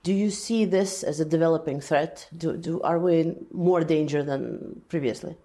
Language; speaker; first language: English; non-native, fluent; Latvian